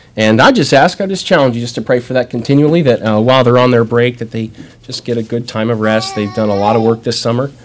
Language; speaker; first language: English; native; English